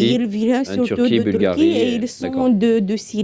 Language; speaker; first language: French; non-native, fluent; Romanian